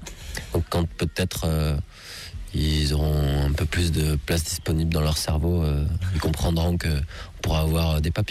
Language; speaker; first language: French; native; French